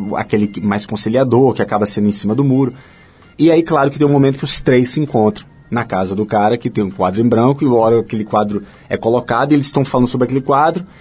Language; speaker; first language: Portuguese; native; Portuguese